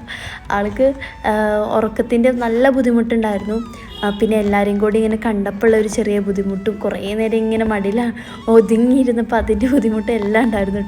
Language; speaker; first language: Malayalam; native; Malayalam